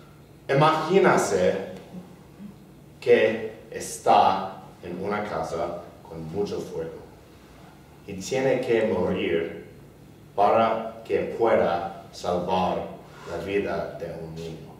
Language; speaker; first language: Spanish; non-native, learner; English